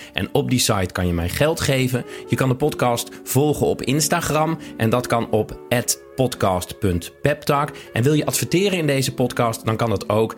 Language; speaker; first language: Dutch; native; Dutch